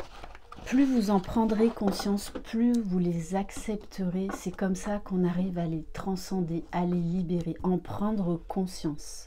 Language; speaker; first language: French; native; French